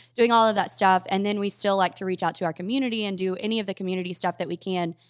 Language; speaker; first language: English; native; English